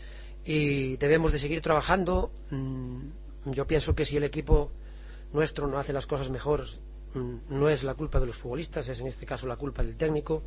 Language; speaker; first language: Spanish; native; Spanish